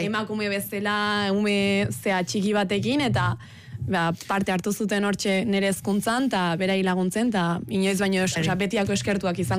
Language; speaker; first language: Basque; native; Basque